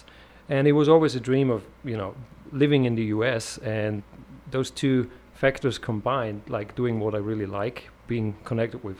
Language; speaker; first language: English; non-native, fluent; German